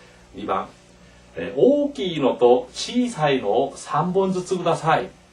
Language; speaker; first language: Japanese; non-native, fluent; Korean